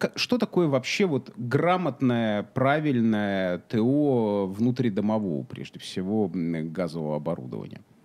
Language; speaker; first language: Russian; native; Russian